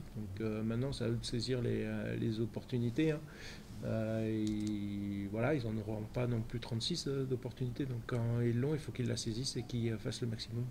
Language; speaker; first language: French; native; French